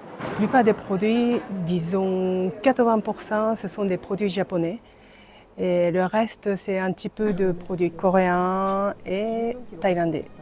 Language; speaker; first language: French; non-native, fluent; Japanese